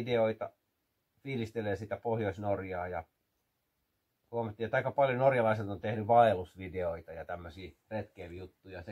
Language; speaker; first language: Finnish; native; Finnish